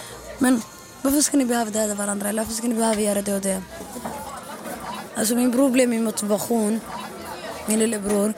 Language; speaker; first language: Swedish; early bilingual, other home language; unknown